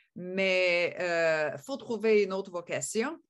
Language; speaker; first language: French; native; French